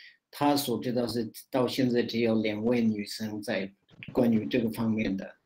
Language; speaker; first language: Chinese; non-native, fluent; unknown